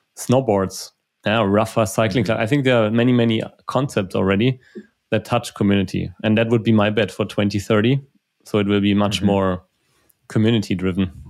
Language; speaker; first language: English; non-native, fluent; German